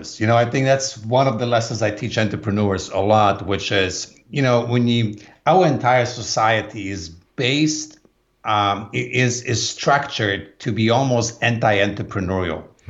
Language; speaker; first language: English; non-native, fluent; Polish